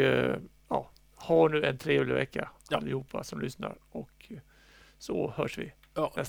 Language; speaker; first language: Swedish; native; Swedish